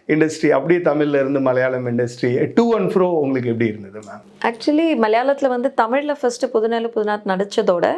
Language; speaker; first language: Tamil; native; Tamil